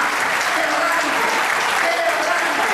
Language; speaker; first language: Spanish; native; Spanish